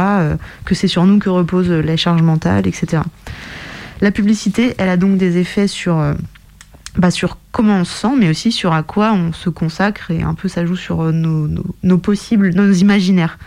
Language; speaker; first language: French; native; French